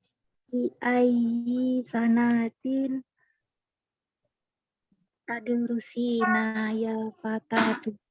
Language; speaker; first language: Arabic; non-native, learner; Indonesian